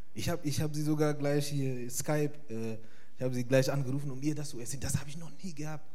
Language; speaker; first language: German; non-native, fluent; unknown